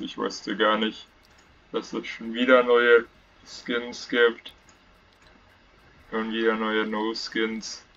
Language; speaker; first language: German; native; German